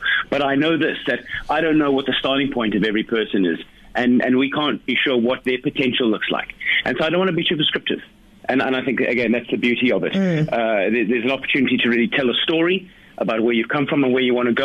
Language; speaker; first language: English; native; English